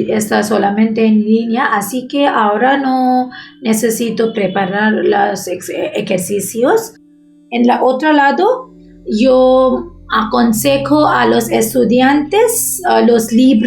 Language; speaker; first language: Spanish; non-native, learner; Bangla